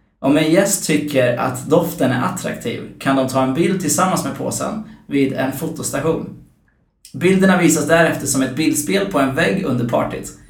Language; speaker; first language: Swedish; early bilingual, other home language; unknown